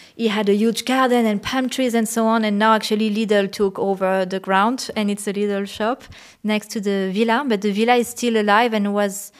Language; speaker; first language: English; non-native, fluent; French